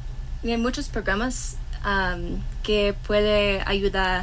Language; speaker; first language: Spanish; non-native, learner; English